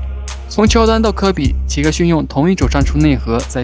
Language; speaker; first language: Chinese; native; Chinese